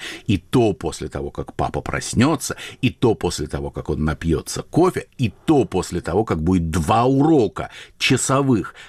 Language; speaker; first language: Russian; native; Russian